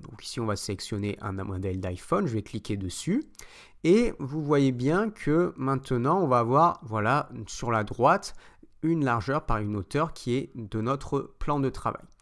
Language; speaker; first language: French; native; French